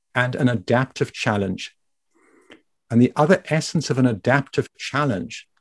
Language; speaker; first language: English; native; English